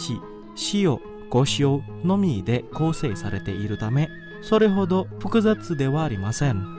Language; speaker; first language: Japanese; non-native, fluent; Indonesian